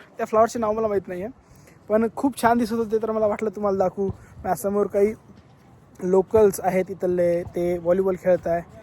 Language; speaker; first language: Marathi; non-native, local second language; Lambadi